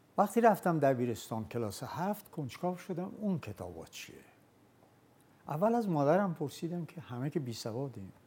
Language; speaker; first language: Persian; non-native, local second language; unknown